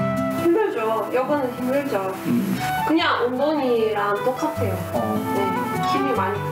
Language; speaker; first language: Korean; non-native, fluent; Russian